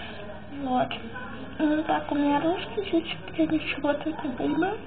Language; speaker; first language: Russian; early bilingual, heritage; Russian